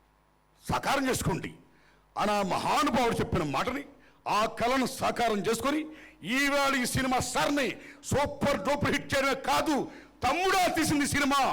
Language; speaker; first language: Telugu; native; Telugu